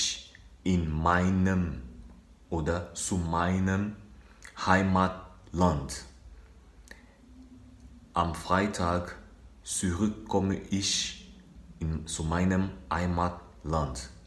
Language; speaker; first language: German; non-native, learner; French